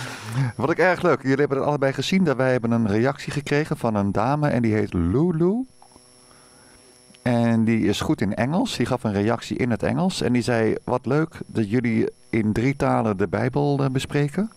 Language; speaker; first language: Dutch; native; Dutch